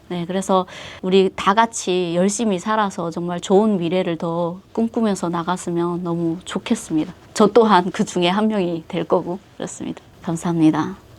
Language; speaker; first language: Korean; native; Korean